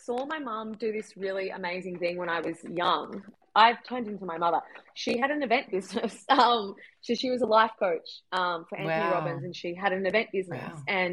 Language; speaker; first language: English; native; English